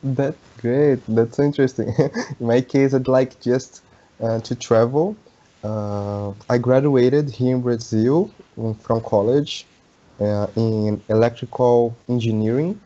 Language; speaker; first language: English; non-native, learner; Portuguese